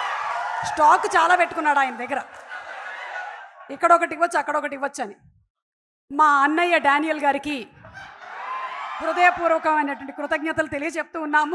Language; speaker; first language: Telugu; native; Telugu